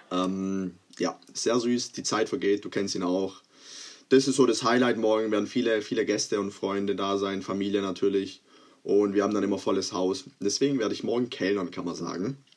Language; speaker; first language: German; early bilingual, other home language; Croatian